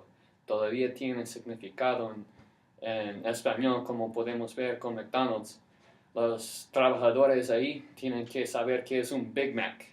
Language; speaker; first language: Spanish; non-native, fluent; English